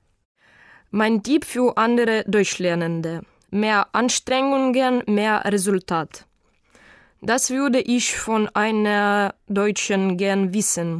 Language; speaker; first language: German; non-native, learner; Ukrainian